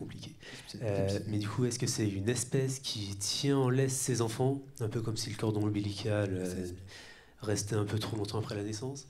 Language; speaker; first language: French; native; French